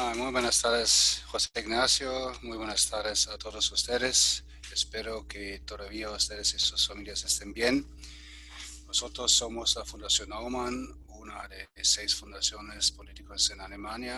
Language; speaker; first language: Spanish; non-native, fluent; German